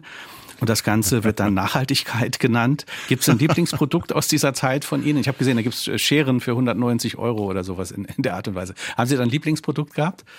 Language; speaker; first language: German; native; German